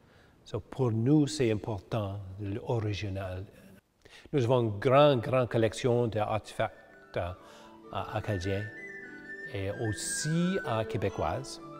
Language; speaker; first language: French; early bilingual, heritage; English